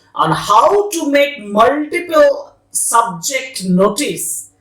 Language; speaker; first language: English; non-native, local second language; Bangla